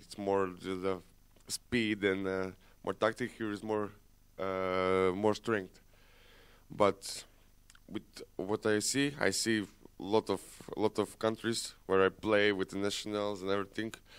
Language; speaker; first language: English; non-native, fluent; Croatian